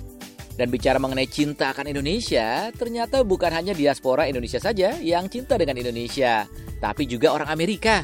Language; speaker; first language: Indonesian; native; Indonesian